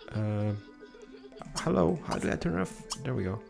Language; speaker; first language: English; non-native, fluent; Polish